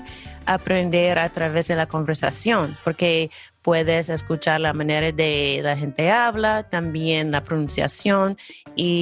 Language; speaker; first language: Spanish; non-native, fluent; English